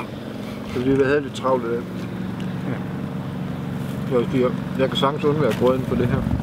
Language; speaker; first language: Danish; native; Danish